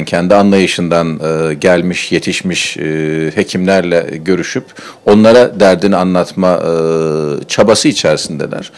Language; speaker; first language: Turkish; native; Turkish